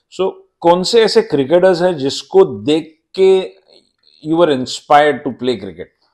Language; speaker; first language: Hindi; non-native, local second language; Marathi